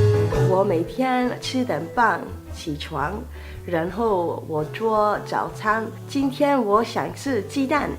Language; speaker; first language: Chinese; non-native, learner; Cantonese